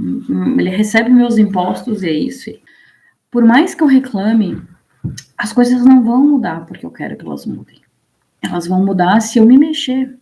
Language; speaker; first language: Portuguese; native; Portuguese